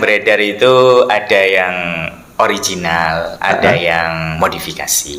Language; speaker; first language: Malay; non-native, local second language; Madurese